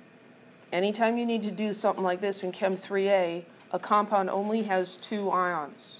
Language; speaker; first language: English; native; English